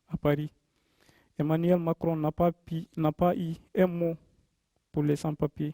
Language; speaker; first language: French; non-native, local second language; Fula